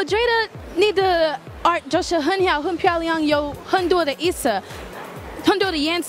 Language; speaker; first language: Chinese; non-native, learner; English